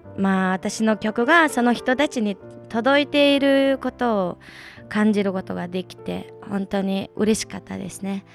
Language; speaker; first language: Japanese; non-native, fluent; Mongolian